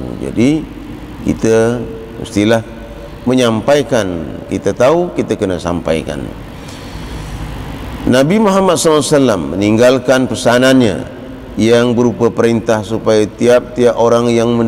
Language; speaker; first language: Malay; native; Malay